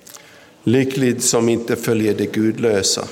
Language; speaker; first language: Swedish; non-native, local second language; Finnish